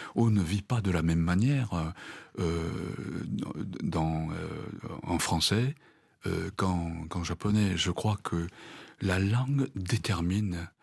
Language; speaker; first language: French; non-native, fluent; Japanese